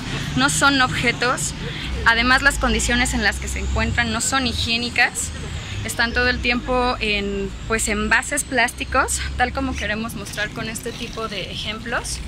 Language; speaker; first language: Spanish; native; Spanish